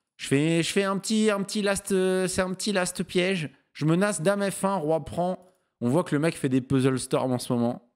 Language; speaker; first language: French; native; French